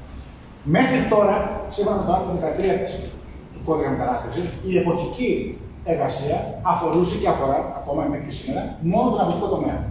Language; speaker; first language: Greek; native; Greek